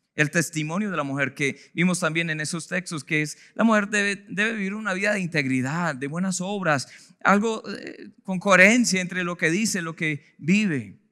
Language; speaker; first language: Spanish; non-native, fluent; English